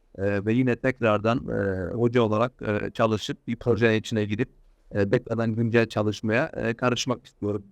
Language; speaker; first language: Turkish; early bilingual, heritage; Turkish